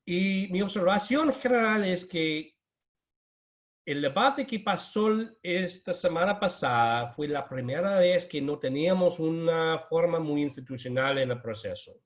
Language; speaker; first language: Spanish; non-native, fluent; English